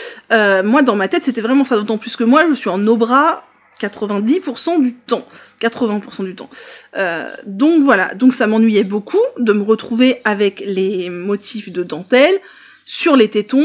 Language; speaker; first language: French; native; French